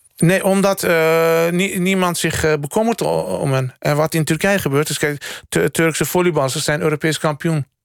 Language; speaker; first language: Dutch; early bilingual, other home language; Turkish